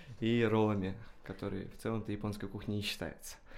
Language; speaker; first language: Russian; native; Russian